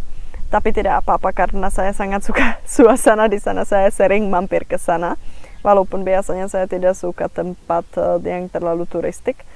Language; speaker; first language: Indonesian; non-native, fluent; Czech